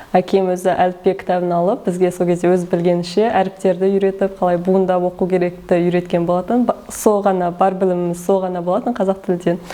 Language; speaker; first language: Kazakh; early bilingual, heritage; Kazakh